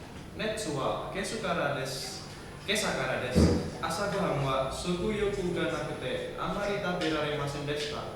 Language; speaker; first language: Japanese; non-native, learner; Indonesian